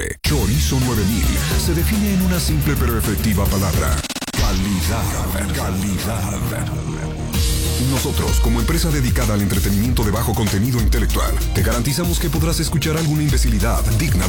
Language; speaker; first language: Spanish; native; Spanish